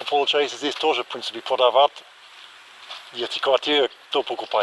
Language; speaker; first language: Russian; non-native, learner; English